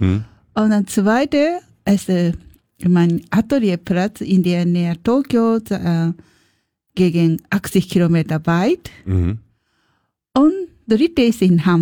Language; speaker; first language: German; non-native, learner; Japanese